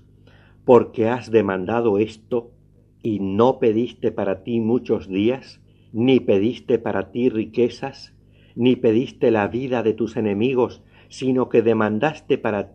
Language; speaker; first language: Spanish; native; Spanish